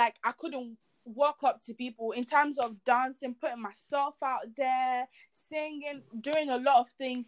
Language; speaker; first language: English; non-native, local second language; Yoruba